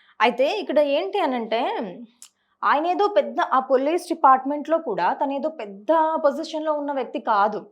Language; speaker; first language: Telugu; early bilingual, heritage; Telugu